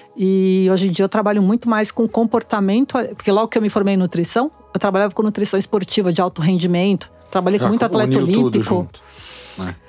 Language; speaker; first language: Portuguese; native; Portuguese